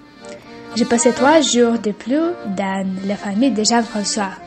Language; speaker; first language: French; non-native, learner; Russian